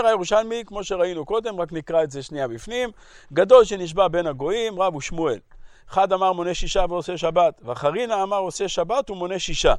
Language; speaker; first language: Hebrew; native; Hebrew